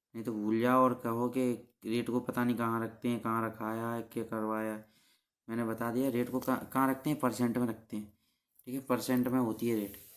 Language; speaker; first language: Hindi; native; Hindi